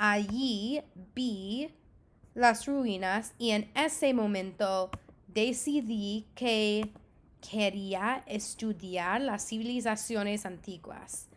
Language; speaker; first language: Spanish; non-native, fluent; English